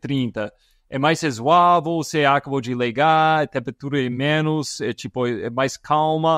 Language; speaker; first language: Portuguese; non-native, fluent; English